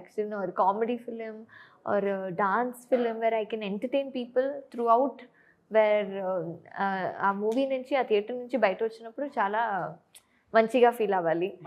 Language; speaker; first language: Telugu; non-native, fluent; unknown